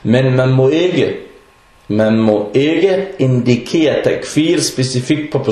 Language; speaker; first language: Danish; non-native, fluent; Arabic